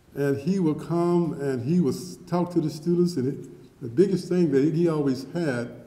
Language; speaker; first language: English; native; English